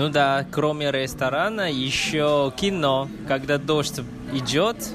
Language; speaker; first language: Russian; non-native, fluent; Chinese